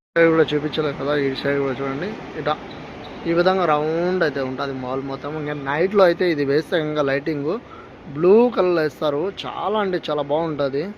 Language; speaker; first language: Telugu; non-native, local second language; Urdu